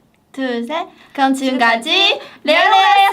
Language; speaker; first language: Korean; native; Korean